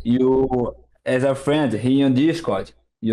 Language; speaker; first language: English; non-native, learner; Portuguese